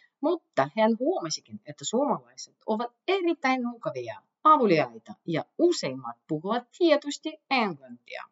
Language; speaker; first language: Finnish; non-native, learner; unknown